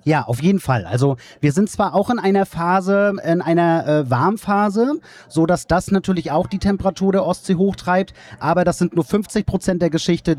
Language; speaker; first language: German; native; German